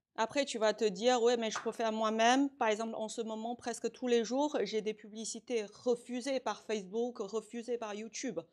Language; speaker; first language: French; non-native, fluent; Chinese